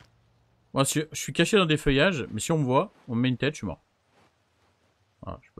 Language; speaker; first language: French; native; French